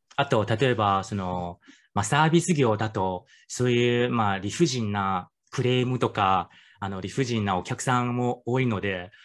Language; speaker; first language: Japanese; non-native, fluent; Chinese